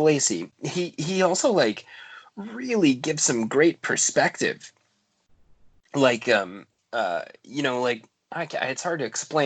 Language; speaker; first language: English; native; English